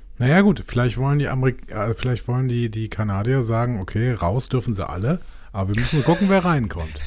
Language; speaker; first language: German; native; German